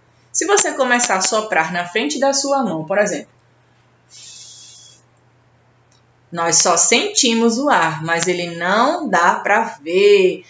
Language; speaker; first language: Portuguese; native; Portuguese